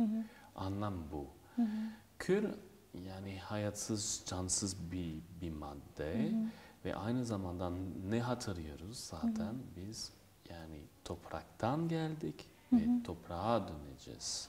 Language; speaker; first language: Turkish; non-native, fluent; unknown